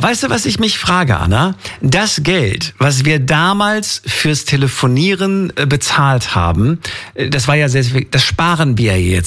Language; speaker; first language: German; native; German